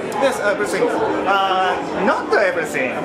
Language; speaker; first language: English; non-native, learner; Japanese